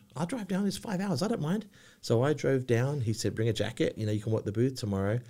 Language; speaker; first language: English; native; English